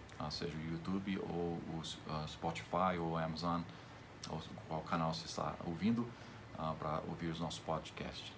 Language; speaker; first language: Portuguese; non-native, fluent; English